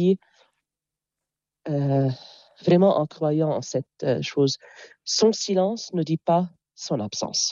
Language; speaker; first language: French; non-native, local second language; Arabic